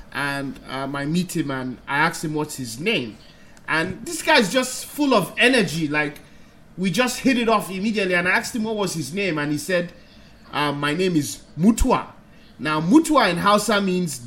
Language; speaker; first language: English; non-native, local second language; Hausa